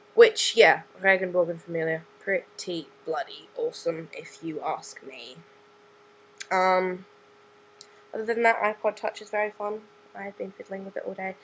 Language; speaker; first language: English; native; English